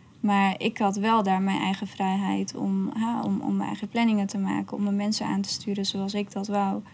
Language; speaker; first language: Dutch; early bilingual, other home language; Persian